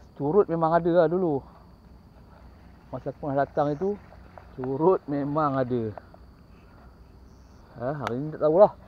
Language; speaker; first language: Malay; native; Malay